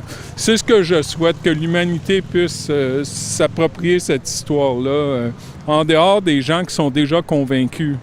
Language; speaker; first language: French; native; French